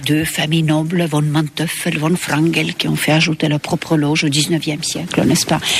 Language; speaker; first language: French; non-native, fluent; Estonian